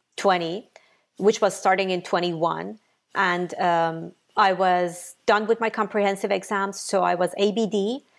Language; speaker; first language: English; non-native, fluent; Persian